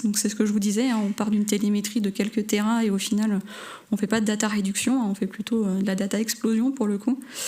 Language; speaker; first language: French; native; French